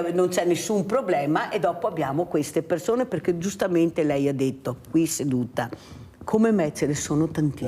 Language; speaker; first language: Italian; native; Italian